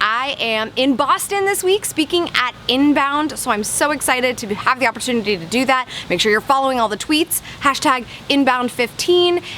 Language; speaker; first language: English; native; English